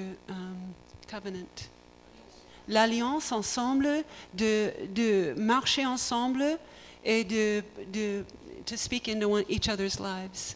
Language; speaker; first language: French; non-native, learner; English